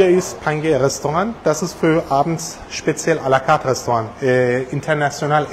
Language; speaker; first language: German; non-native, learner; Turkish